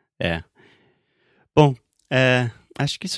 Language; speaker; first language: Portuguese; non-native, fluent; English